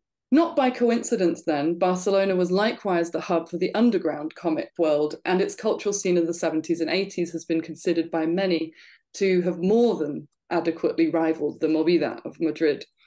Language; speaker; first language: English; native; English